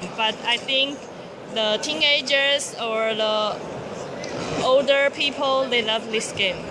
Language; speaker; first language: English; non-native, learner; Chinese